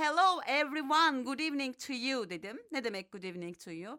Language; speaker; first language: English; non-native, fluent; Turkish